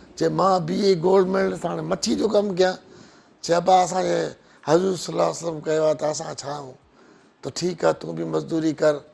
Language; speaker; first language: Sindhi; non-native, local second language; Brahui